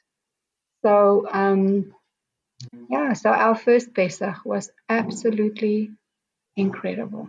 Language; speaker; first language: English; non-native, local second language; Afrikaans